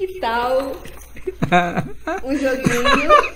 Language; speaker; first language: Portuguese; native; Portuguese